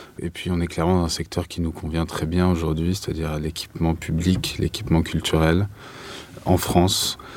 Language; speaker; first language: French; native; French